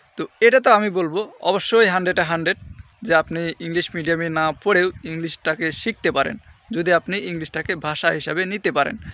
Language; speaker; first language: Bangla; non-native, local second language; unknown